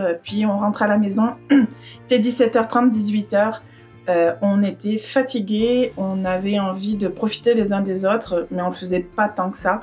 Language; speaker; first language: French; native; French